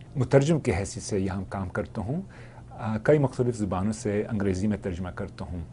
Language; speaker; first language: Urdu; non-native, fluent; English